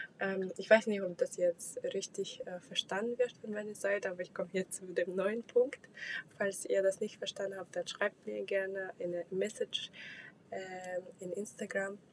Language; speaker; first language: German; non-native, fluent; Russian